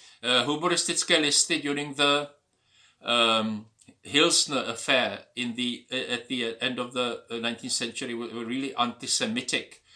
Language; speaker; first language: English; non-native, fluent; Czech